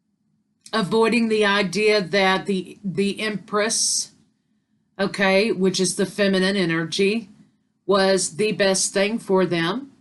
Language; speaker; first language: English; native; English